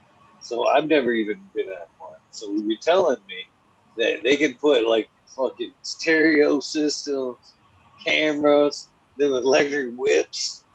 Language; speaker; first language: English; native; English